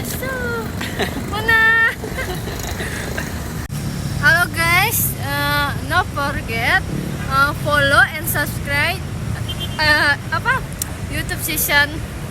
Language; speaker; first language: English; non-native, learner; Indonesian